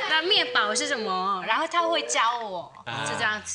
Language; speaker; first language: Chinese; non-native, fluent; Thai